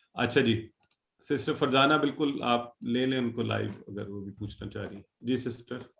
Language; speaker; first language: Urdu; native; Urdu